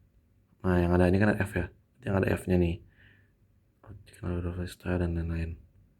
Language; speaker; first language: Indonesian; native; Indonesian